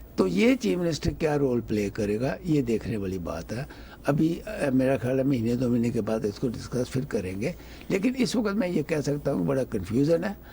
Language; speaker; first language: Urdu; non-native, local second language; Punjabi